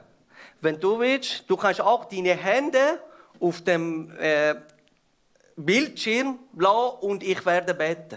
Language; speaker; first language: German; non-native, fluent; Persian